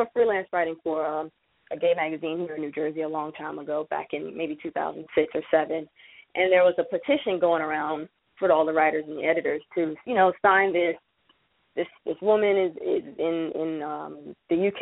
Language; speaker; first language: English; native; English